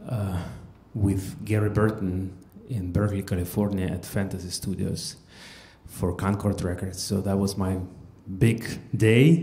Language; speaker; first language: English; non-native, fluent; Russian